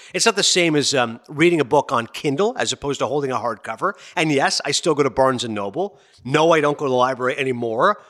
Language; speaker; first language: English; native; English